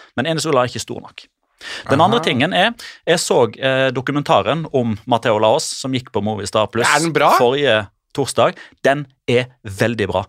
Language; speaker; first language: Norwegian; native; Norwegian